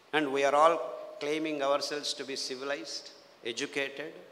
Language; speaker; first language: English; non-native, local second language; Telugu